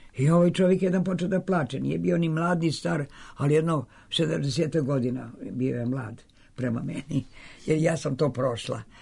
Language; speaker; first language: Serbian; native; Serbian